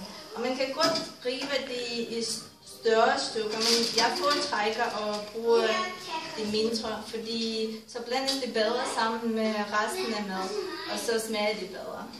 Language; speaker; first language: Danish; non-native, fluent; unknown